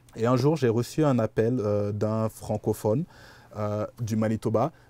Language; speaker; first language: French; native; French